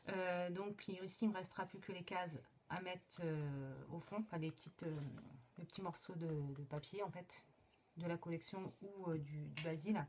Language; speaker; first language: French; native; French